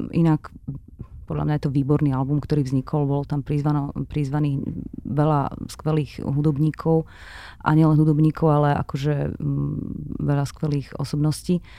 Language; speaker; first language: Slovak; native; Slovak